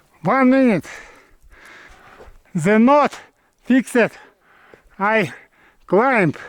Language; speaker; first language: English; non-native, learner; Russian